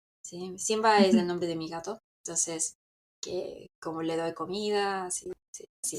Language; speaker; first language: Spanish; non-native, local second language; Korean